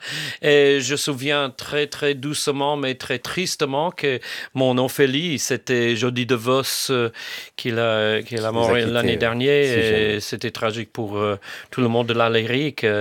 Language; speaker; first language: French; non-native, fluent; English